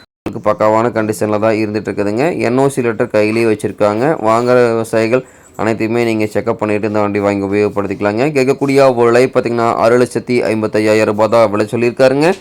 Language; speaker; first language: Tamil; native; Tamil